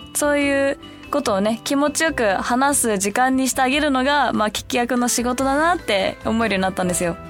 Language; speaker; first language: Japanese; early bilingual, heritage; Japanese